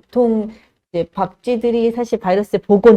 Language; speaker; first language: Korean; native; Korean